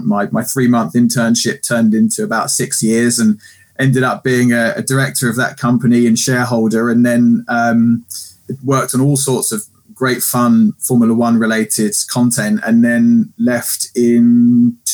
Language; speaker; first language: English; native; English